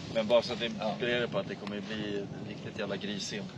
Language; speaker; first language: Swedish; native; Swedish